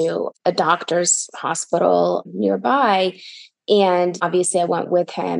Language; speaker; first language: English; early bilingual, other home language; Russian